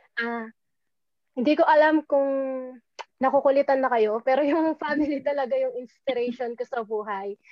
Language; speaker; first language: Filipino; non-native, local second language; Pampanga